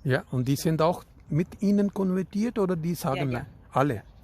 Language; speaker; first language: German; non-native, fluent; Urdu